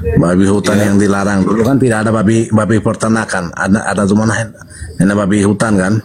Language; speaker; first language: Indonesian; non-native, fluent; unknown